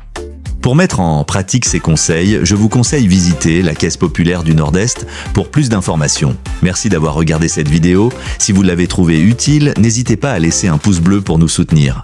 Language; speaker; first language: French; non-native, local second language; Haitian Creole